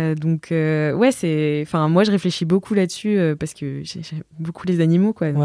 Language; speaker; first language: French; native; French